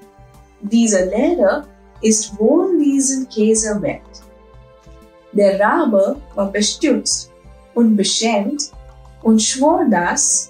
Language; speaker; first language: German; non-native, fluent; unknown